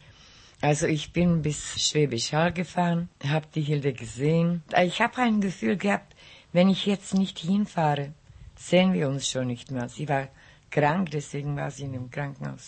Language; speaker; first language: German; non-native, local second language; Czech